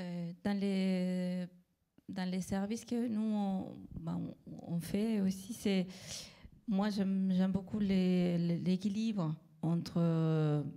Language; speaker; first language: French; non-native, fluent; Spanish